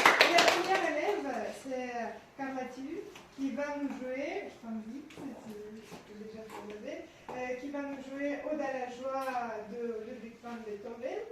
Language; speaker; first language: French; non-native, fluent; Ukrainian